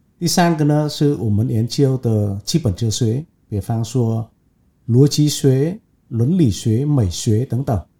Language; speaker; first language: Chinese; non-native, fluent; Vietnamese